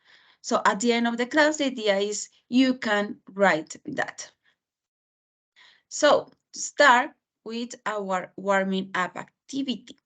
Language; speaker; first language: English; non-native, fluent; Spanish